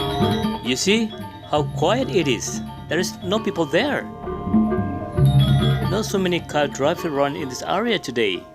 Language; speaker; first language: English; non-native, local second language; Indonesian